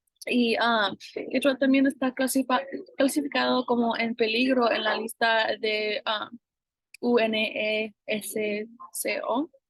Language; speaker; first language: Spanish; non-native, fluent; English